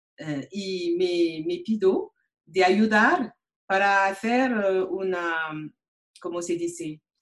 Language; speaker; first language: Spanish; non-native, learner; French